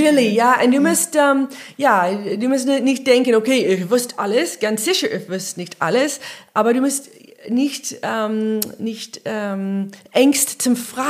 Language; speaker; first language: German; non-native, learner; English